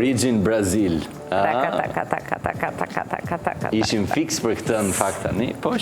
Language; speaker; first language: Albanian; native; Albanian